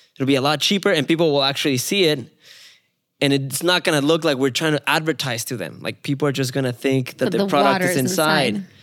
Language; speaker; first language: English; non-native, fluent; Spanish